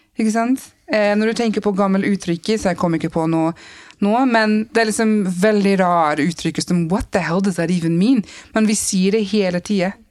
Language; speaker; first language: Norwegian; non-native, fluent; English